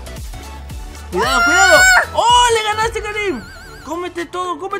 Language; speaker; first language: Spanish; native; Spanish